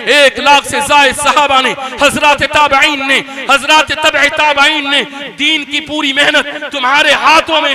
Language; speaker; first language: Urdu; native; Urdu